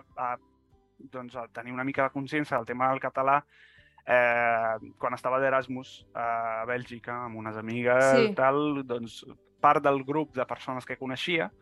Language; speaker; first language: Catalan; non-native, fluent; Italian